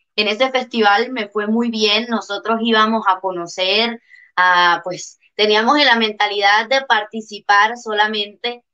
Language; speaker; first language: Spanish; native; Spanish